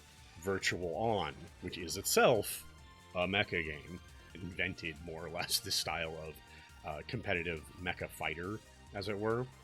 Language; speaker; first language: English; native; English